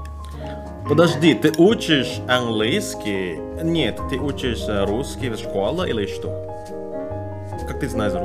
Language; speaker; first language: Russian; non-native, learner; Indonesian